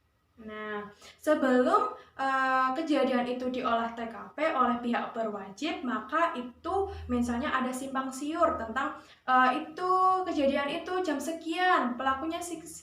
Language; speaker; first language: Indonesian; native; Indonesian